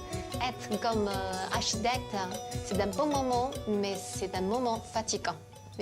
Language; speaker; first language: French; non-native, fluent; Chinese